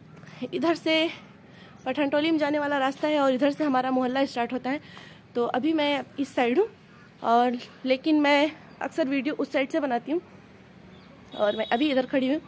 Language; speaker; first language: Hindi; native; Hindi